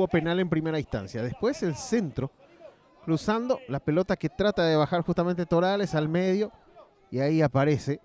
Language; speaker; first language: Spanish; native; Spanish